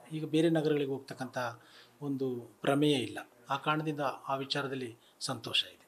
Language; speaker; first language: Kannada; native; Kannada